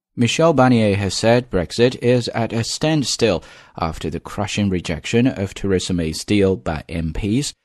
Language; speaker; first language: English; non-native, fluent; Chinese